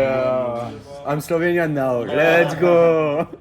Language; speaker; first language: English; non-native, learner; French